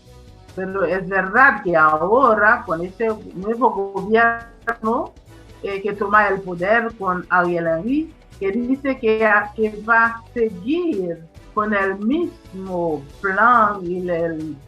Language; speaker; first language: Spanish; non-native, fluent; Haitian Creole